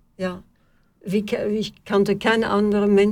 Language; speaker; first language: German; non-native, fluent; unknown